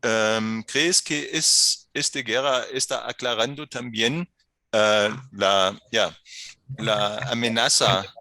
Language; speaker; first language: Spanish; non-native, fluent; German